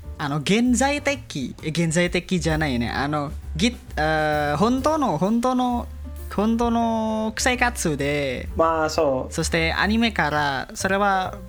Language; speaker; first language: Japanese; non-native, learner; Indonesian